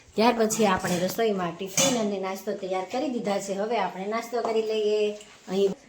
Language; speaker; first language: Gujarati; native; Gujarati